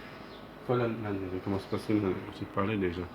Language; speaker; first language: French; non-native, fluent; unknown